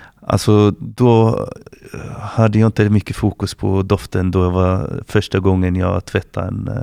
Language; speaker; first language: Swedish; non-native, fluent; Arabic